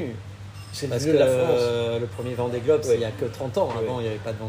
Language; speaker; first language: French; native; French